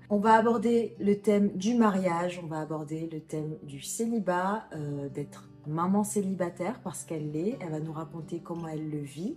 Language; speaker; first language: French; early bilingual, other home language; Arabic